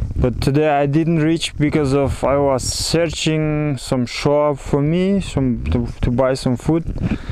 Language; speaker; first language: English; non-native, learner; Kazakh